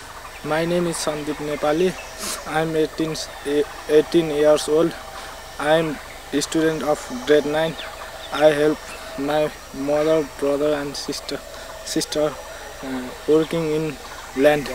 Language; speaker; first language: English; non-native, learner; Nepali